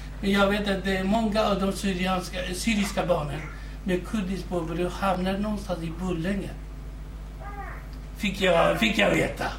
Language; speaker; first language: Swedish; non-native, fluent; Kurdish